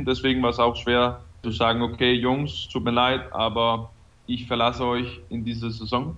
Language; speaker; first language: German; non-native, fluent; Danish